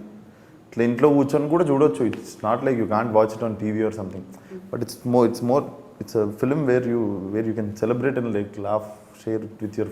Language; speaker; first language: Telugu; native; Telugu